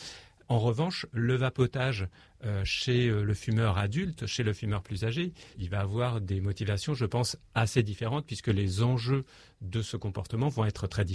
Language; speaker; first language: French; native; French